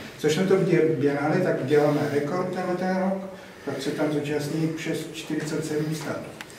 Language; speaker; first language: Czech; non-native, learner; Bulgarian